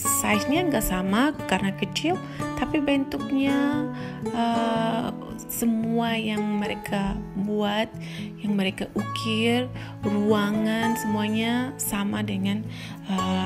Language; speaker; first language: Indonesian; non-native, local second language; Tetum